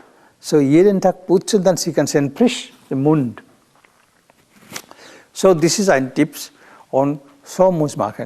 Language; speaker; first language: German; non-native, learner; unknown